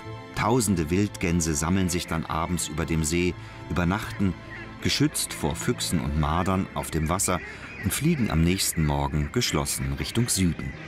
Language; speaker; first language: German; native; German